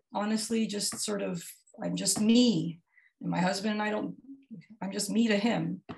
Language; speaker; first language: English; non-native, local second language; Filipino